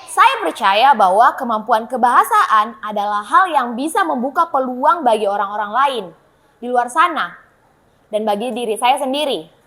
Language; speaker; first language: Indonesian; native; Indonesian